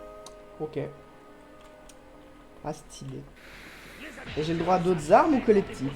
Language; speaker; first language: French; native; French